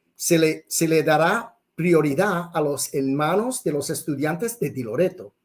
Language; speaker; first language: Spanish; early bilingual, heritage; Spanish